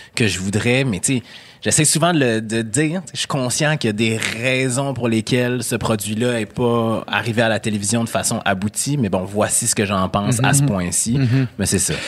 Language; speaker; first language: French; native; French